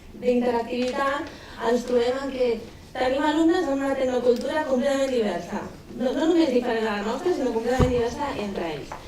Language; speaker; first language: Catalan; non-native, local second language; Spanish